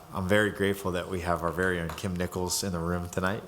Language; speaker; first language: English; native; English